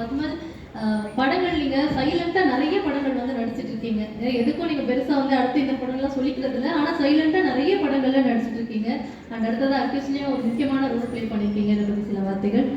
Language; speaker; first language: Tamil; native; Tamil